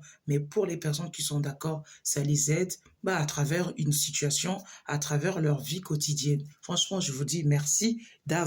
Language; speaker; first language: French; non-native, local second language; Lingala